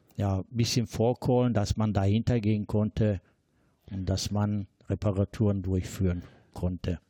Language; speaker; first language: German; non-native, fluent; Turkish